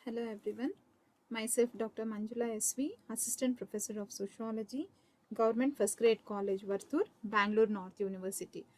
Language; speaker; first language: English; non-native, local second language; Kannada